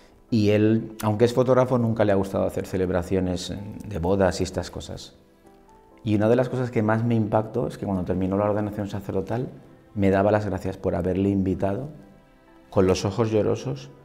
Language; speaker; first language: Spanish; native; Spanish